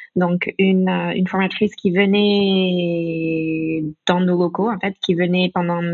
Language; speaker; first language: French; non-native, fluent; English